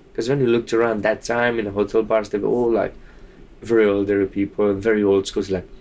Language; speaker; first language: English; non-native, fluent; Slovak